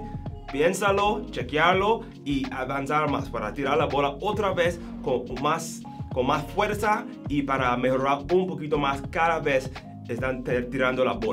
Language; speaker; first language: Spanish; non-native, learner; English